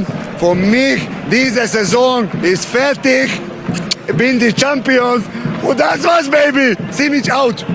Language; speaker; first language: German; non-native, learner; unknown